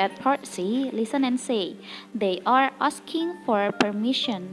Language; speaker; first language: English; non-native, fluent; Indonesian